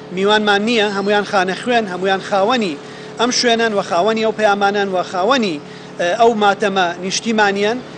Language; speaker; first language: Central Kurdish; native; Central Kurdish